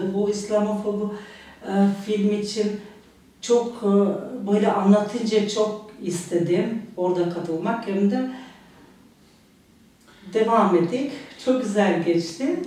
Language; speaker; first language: Turkish; non-native, learner; Albanian